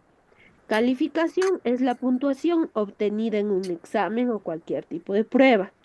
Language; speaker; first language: Spanish; native; Spanish